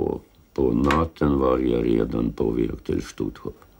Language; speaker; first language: Swedish; non-native, fluent; Lithuanian